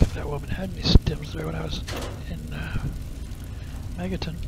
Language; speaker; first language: English; native; English